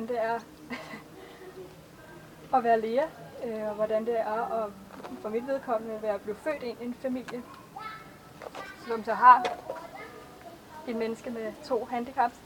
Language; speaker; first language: Danish; native; Danish